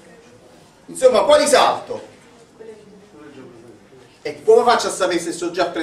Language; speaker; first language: Italian; native; Italian